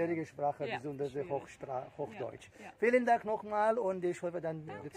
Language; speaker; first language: German; non-native, learner; Arabic